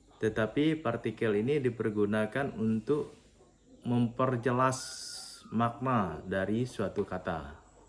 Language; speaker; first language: Indonesian; non-native, local second language; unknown